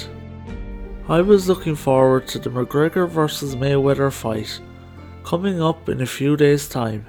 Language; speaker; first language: English; native; English